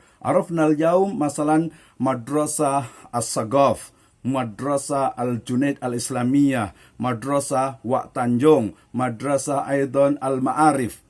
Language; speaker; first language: Arabic; non-native, fluent; Indonesian